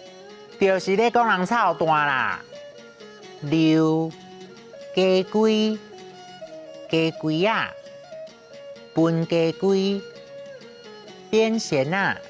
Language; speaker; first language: Chinese; native; Chinese